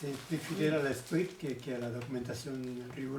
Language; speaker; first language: French; non-native, learner; Spanish